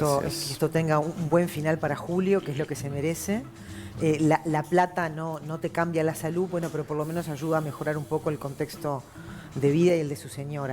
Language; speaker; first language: Spanish; native; Spanish